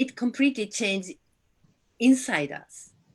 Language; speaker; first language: English; non-native, learner; Japanese